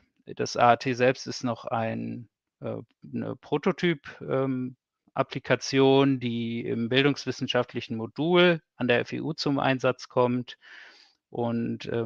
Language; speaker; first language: German; native; German